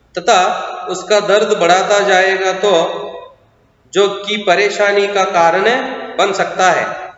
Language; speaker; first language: Hindi; non-native, local second language; Kannada